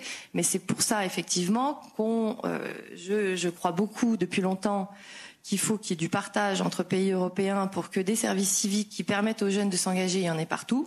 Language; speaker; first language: French; native; French